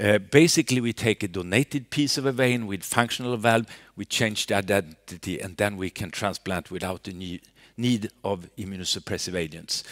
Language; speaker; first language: English; non-native, fluent; Swedish